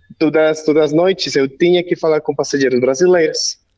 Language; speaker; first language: Portuguese; non-native, learner; Spanish